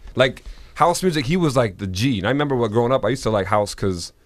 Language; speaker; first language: English; native; English